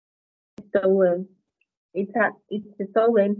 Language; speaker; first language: English; non-native, learner; Spanish